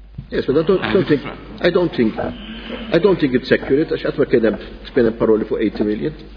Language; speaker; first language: English; non-native, local second language; Maltese